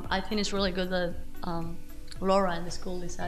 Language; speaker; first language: English; non-native, fluent; Spanish